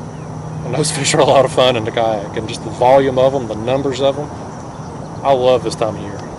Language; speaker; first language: English; native; English